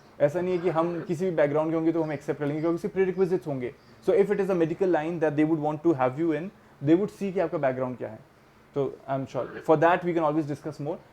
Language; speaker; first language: Hindi; native; Hindi